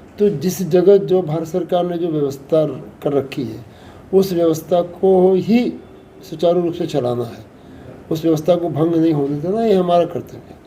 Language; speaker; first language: Hindi; native; Hindi